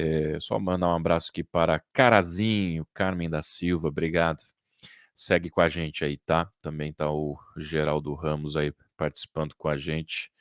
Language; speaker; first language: Portuguese; native; Portuguese